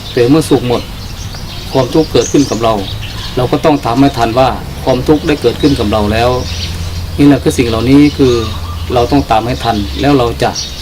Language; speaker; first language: Thai; native; Thai